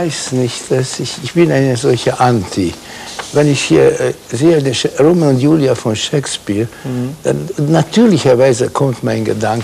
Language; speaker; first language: German; non-native, fluent; Hungarian